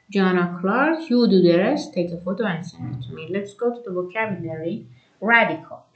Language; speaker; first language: English; non-native, fluent; Persian